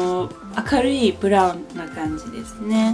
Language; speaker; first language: Japanese; non-native, fluent; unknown